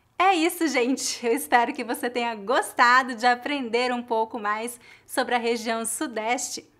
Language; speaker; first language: Portuguese; native; Portuguese